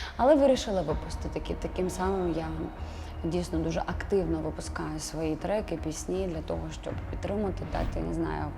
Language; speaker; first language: Ukrainian; non-native, local second language; Russian